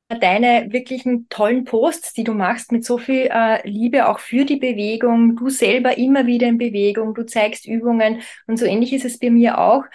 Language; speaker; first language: German; native; German